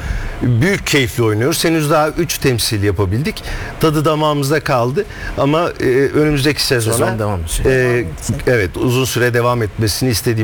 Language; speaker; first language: Turkish; native; Turkish